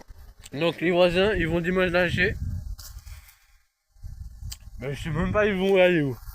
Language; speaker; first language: French; native; French